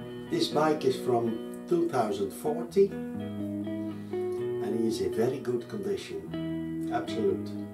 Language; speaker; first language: English; non-native, fluent; Dutch